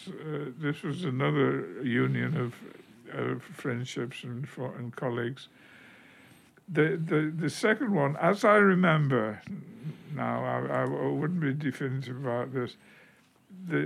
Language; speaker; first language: English; native; English